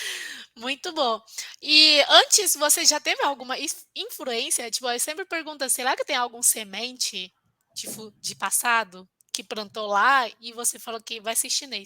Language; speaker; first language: Portuguese; non-native, fluent; Chinese